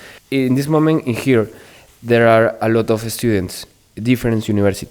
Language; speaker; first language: English; non-native, learner; Spanish